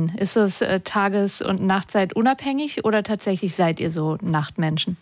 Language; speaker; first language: German; native; German